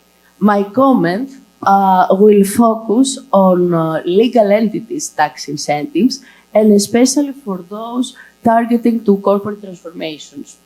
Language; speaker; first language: English; non-native, fluent; Greek